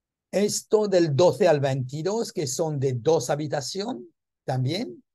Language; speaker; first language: Spanish; non-native, learner; French